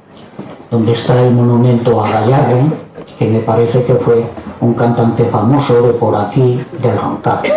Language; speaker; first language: Spanish; native; Spanish